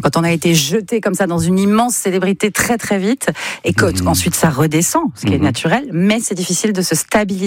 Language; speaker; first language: French; native; French